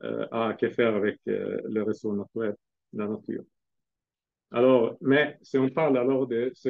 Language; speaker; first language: French; non-native, fluent; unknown